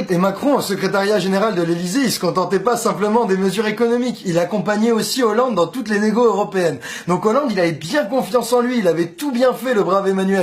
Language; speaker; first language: French; native; French